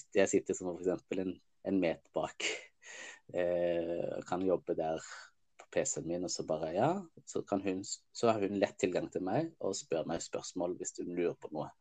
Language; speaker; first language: Norwegian; early bilingual, other home language; Somali